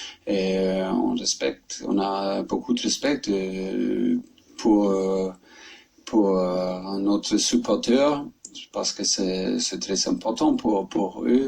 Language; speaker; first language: French; non-native, learner; German